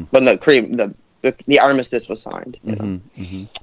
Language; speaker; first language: English; native; English